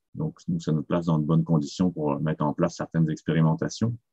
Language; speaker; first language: French; native; French